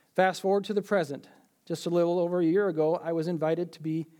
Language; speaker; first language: English; native; English